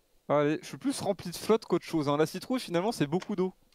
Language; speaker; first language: French; native; French